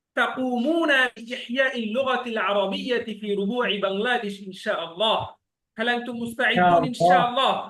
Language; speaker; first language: Arabic; non-native, fluent; Bangla